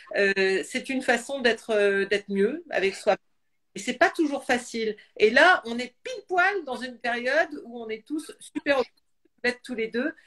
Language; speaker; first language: French; native; French